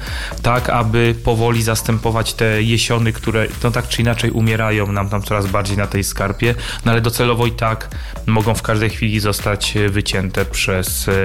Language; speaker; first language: Polish; native; Polish